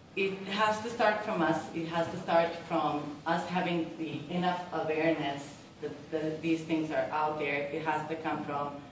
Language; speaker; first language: English; non-native, fluent; Serbian